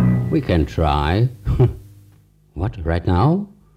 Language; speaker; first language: English; non-native, fluent; German